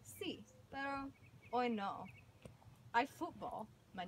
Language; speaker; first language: Spanish; non-native, learner; English